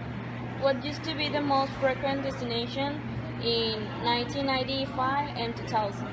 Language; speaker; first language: English; non-native, learner; Spanish